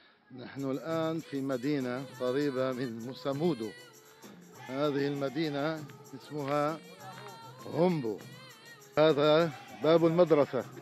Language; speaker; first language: Arabic; non-native, fluent; Comorian